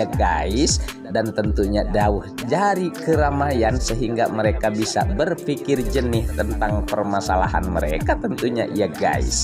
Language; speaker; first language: Indonesian; native; Indonesian